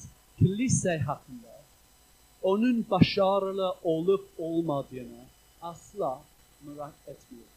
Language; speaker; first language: Turkish; non-native, fluent; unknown